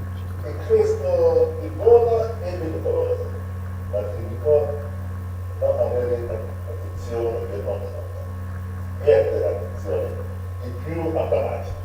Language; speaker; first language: Italian; non-native, learner; Russian